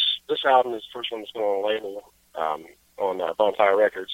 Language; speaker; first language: English; native; English